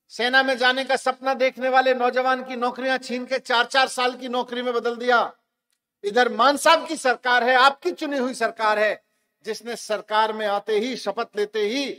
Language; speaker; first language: Hindi; native; Hindi